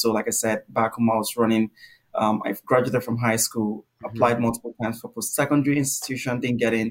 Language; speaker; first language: English; non-native, local second language; Igbo